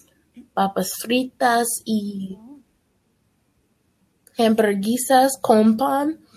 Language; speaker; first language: Spanish; non-native, learner; English